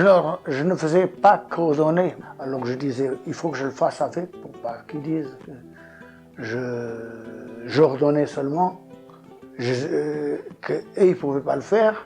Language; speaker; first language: French; non-native, fluent; Portuguese